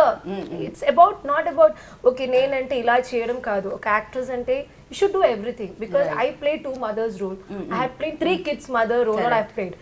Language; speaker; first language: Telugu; non-native, learner; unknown